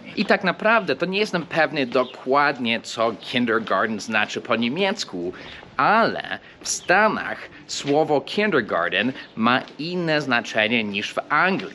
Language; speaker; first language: Polish; early bilingual, heritage; English